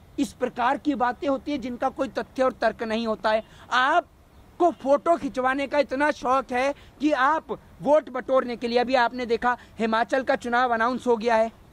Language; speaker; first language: Hindi; native; Hindi